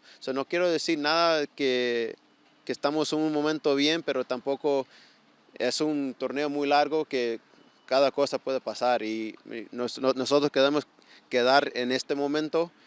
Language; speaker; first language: Spanish; early bilingual, heritage; Spanish